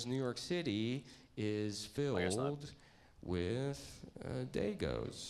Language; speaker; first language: English; native; English